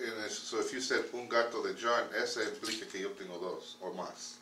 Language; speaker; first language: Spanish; non-native, learner; English